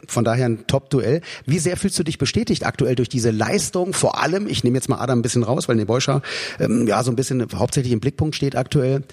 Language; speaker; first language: German; native; German